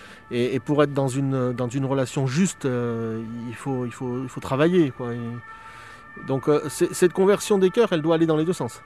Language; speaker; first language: French; native; French